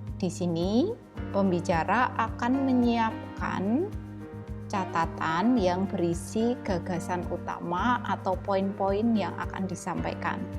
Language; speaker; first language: Indonesian; native; Indonesian